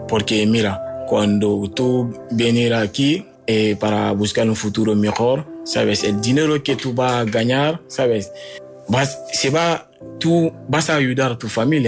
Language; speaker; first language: Spanish; non-native, learner; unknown